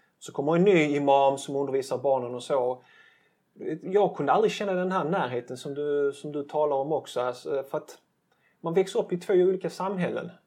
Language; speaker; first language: Swedish; early bilingual, other home language; Turkish